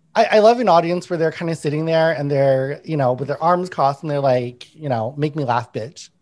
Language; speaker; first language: English; native; English